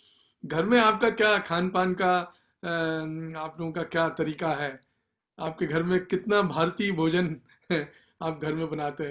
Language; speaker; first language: Hindi; native; Hindi